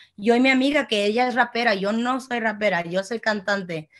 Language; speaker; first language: Spanish; early bilingual, heritage; Spanish